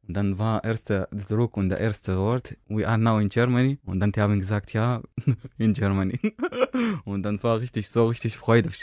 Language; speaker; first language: German; non-native, fluent; Arabic